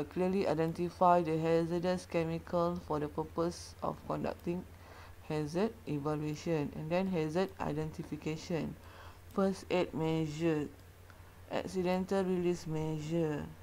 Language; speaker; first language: English; non-native, local second language; Malay